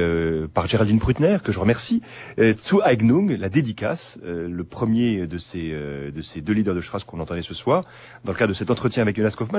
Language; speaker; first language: French; native; French